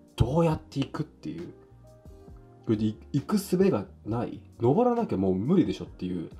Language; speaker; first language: Japanese; native; Japanese